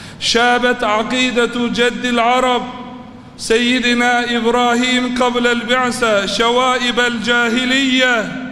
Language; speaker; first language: Arabic; non-native, fluent; Turkish